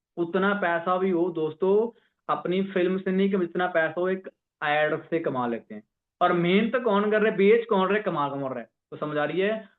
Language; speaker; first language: Hindi; non-native, local second language; Punjabi